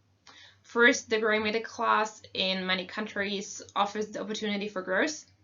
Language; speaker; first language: English; non-native, fluent; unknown